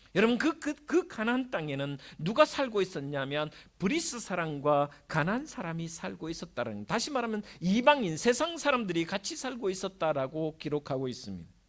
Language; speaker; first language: Korean; native; Korean